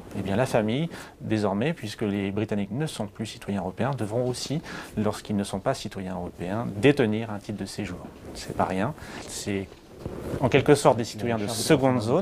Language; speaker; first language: French; native; French